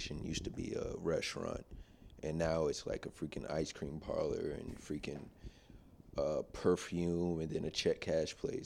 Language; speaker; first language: English; native; English